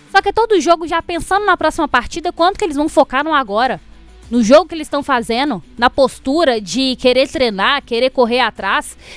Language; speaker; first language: Portuguese; native; Portuguese